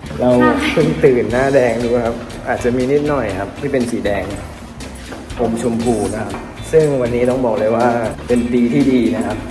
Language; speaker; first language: Thai; native; Thai